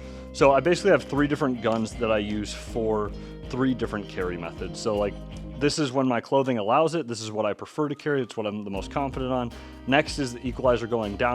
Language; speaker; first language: English; native; English